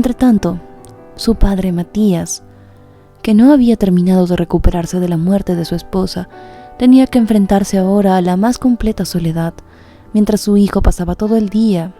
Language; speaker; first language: Spanish; native; Spanish